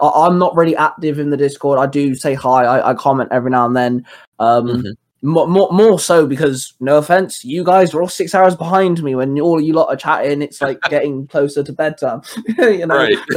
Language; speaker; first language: English; native; English